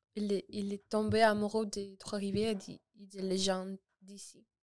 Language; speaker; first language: French; non-native, learner; Spanish